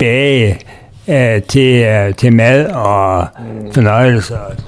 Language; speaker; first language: Danish; native; Danish